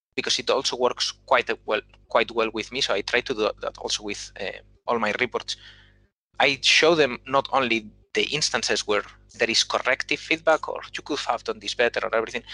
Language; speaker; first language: English; non-native, fluent; Spanish